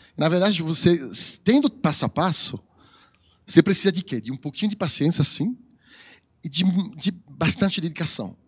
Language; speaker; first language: Portuguese; non-native, fluent; French